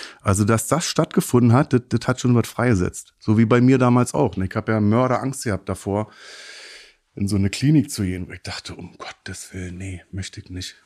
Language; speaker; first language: German; native; German